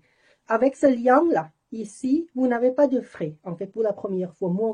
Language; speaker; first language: French; non-native, learner; Thai